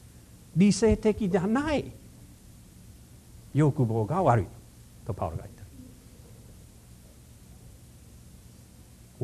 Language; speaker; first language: Japanese; non-native, fluent; English